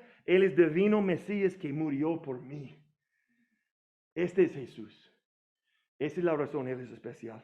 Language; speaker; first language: Spanish; non-native, fluent; English